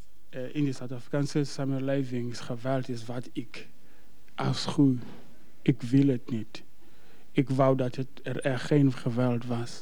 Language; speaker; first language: Dutch; non-native, fluent; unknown